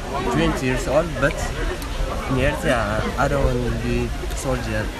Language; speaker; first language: English; non-native, learner; Tigrinya